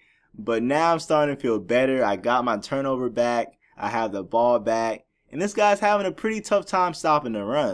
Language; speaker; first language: English; native; English